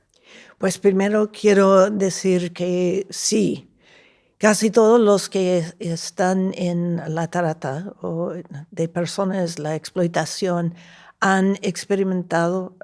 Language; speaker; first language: Spanish; non-native, fluent; English